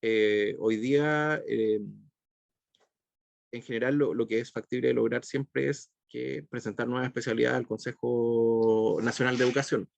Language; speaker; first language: Spanish; native; Spanish